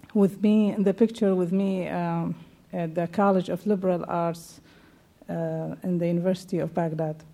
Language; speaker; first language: English; non-native, fluent; Arabic